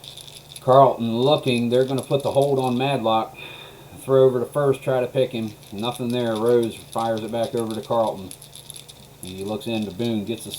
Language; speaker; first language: English; native; English